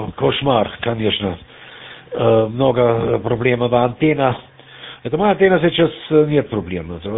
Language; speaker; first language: Russian; non-native, learner; German